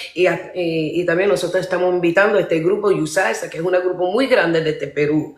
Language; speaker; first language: Spanish; early bilingual, other home language; English